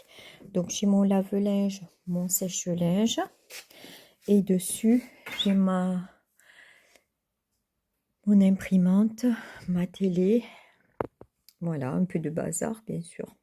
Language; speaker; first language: French; native; French